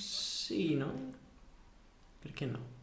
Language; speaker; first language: Italian; non-native, fluent; Spanish